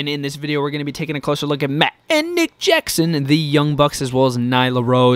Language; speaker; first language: English; native; English